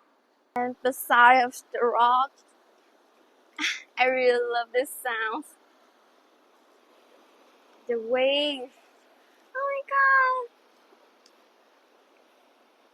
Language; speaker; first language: English; non-native, learner; Vietnamese